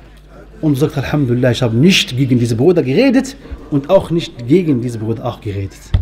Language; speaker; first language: German; non-native, fluent; Arabic